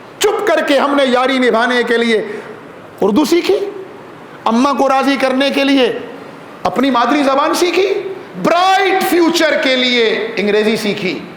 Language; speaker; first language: Urdu; non-native, local second language; Kashmiri